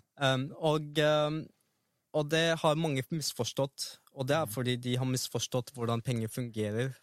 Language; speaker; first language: Norwegian; early bilingual, other home language; Arabic